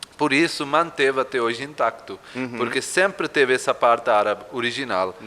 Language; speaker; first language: Portuguese; non-native, fluent; Urdu